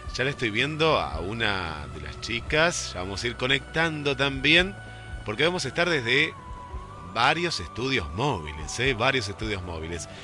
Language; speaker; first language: Spanish; native; Spanish